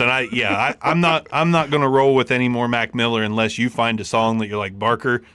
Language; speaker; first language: English; native; English